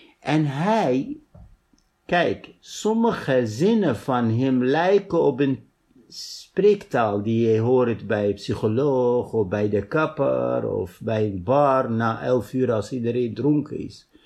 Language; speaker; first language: Dutch; non-native, fluent; Arabic